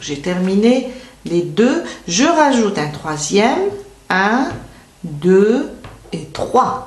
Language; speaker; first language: French; native; French